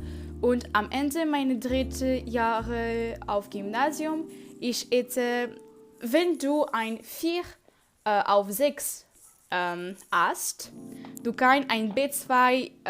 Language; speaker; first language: German; non-native, learner; French